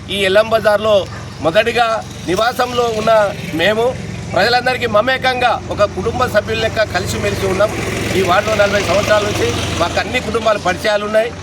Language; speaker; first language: Telugu; native; Telugu